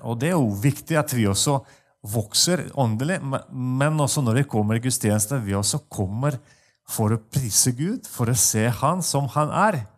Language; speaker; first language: Norwegian; non-native, fluent; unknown